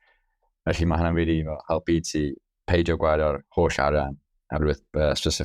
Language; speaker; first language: Welsh; non-native, local second language; English